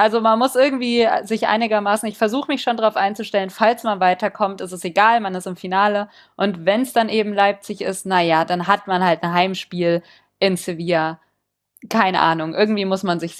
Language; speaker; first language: German; native; German